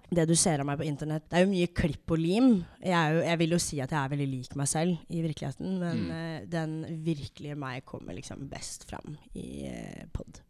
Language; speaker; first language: Norwegian; early bilingual, other home language; English